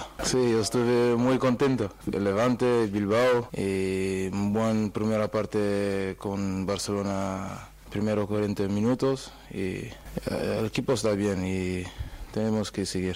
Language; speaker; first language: Spanish; non-native, learner; Portuguese